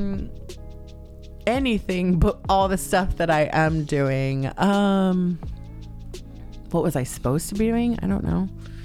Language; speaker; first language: English; native; English